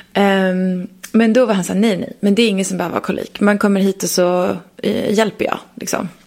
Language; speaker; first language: Swedish; native; Swedish